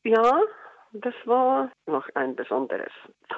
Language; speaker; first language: German; non-native, learner; Icelandic